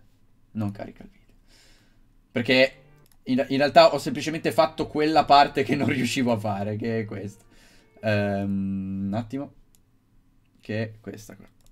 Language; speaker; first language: Italian; native; Italian